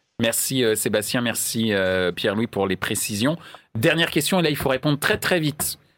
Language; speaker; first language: French; native; French